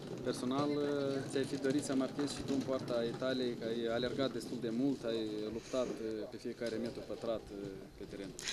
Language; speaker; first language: Romanian; native; Romanian